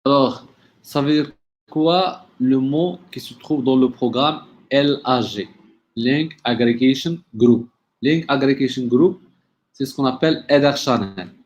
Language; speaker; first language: French; non-native, local second language; Arabic